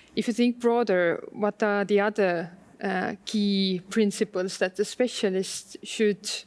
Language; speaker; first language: English; non-native, fluent; Estonian